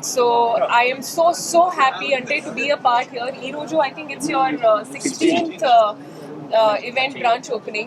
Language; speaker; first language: Telugu; non-native, fluent; Hindi